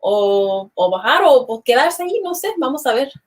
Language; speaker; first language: Spanish; early bilingual, heritage; Spanish